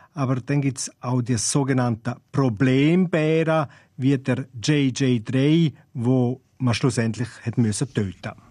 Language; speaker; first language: German; non-native, local second language; Romansh